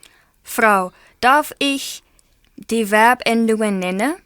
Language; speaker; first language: German; non-native, learner; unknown